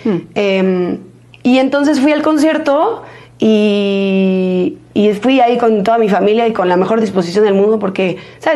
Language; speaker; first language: Spanish; native; Spanish